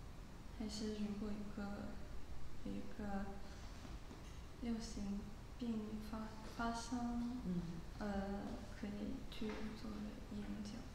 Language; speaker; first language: Chinese; non-native, learner; English